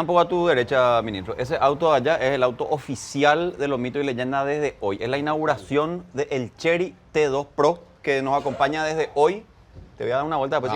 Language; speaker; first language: Spanish; native; Spanish